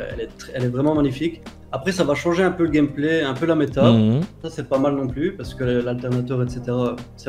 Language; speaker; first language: French; native; French